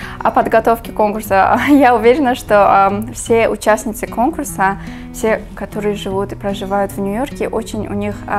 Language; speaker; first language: Russian; non-native, local second language; Tajik